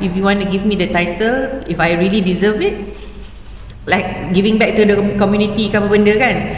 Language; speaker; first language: English; non-native, local second language; Malay